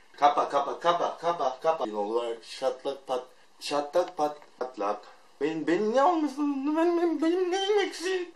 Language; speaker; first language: Turkish; non-native, fluent; Korean